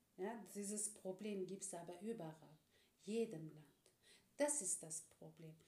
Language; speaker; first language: German; non-native, fluent; Turkish